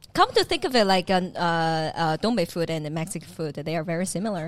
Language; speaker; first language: English; non-native, fluent; Chinese